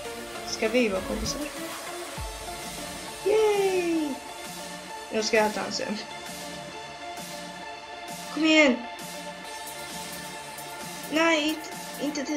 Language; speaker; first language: Swedish; early bilingual, other home language; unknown